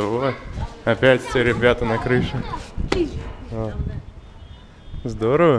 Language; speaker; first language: Russian; non-native, fluent; English